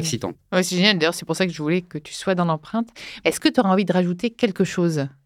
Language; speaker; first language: French; native; French